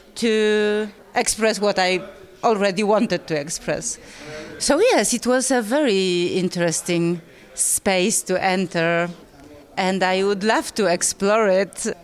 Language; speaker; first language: English; non-native, fluent; Polish